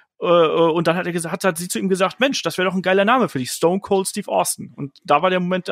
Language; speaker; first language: German; native; German